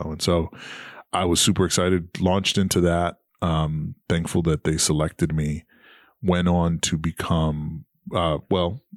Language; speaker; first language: English; native; English